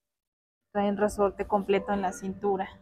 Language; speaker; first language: Spanish; native; Spanish